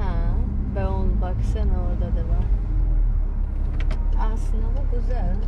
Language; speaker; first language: Turkish; non-native, learner; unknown